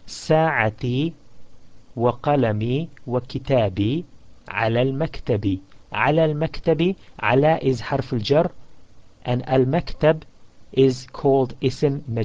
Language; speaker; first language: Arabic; non-native, fluent; English